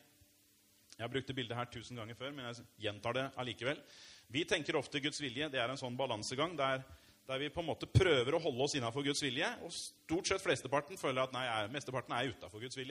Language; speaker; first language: Norwegian; native; Norwegian